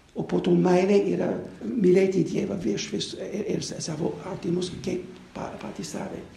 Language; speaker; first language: Lithuanian; non-native, fluent; English